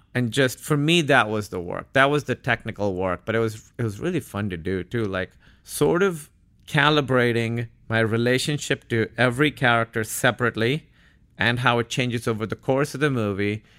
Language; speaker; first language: English; non-native, local second language; Urdu